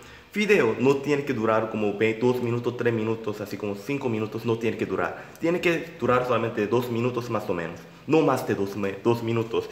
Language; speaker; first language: Spanish; non-native, learner; Korean